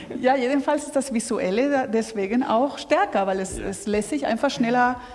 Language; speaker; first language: German; non-native, fluent; Spanish